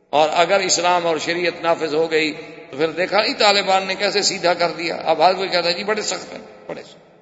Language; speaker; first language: Urdu; native; Urdu